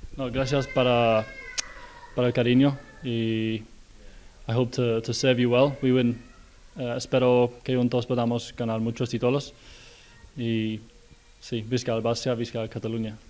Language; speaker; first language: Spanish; non-native, learner; English